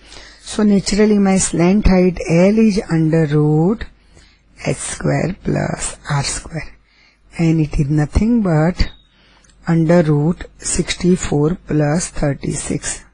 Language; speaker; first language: English; non-native, local second language; Gujarati